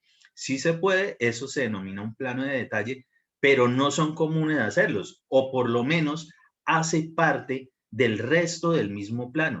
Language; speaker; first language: Spanish; native; Spanish